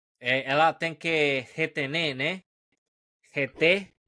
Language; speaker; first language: Portuguese; non-native, learner; Spanish